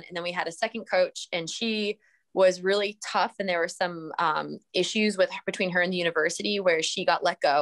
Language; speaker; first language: English; native; English